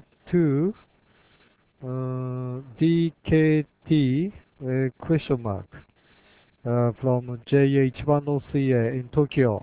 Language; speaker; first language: English; non-native, learner; Japanese